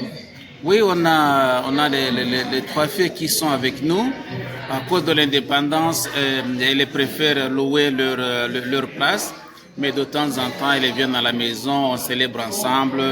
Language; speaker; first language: French; non-native, local second language; Kinyarwanda